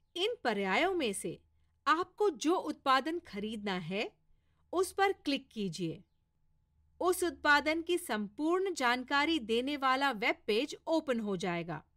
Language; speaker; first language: Hindi; non-native, local second language; Marathi